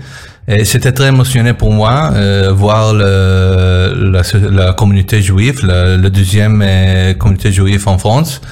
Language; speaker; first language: French; non-native, learner; Hebrew